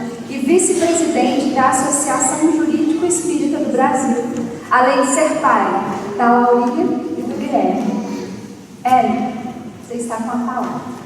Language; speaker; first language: Portuguese; native; Portuguese